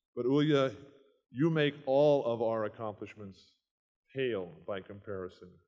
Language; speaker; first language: English; native; English